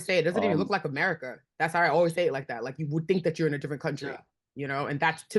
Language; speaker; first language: English; native; English